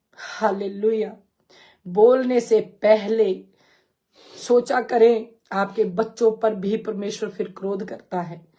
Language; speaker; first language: Hindi; non-native, local second language; Punjabi